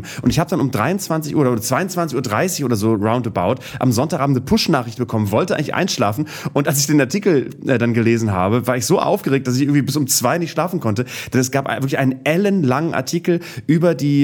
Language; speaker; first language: German; native; German